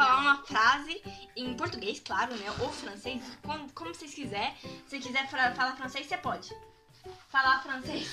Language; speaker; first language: Portuguese; early bilingual, heritage; Portuguese